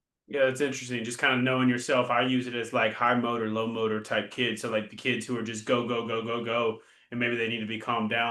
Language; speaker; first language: English; native; English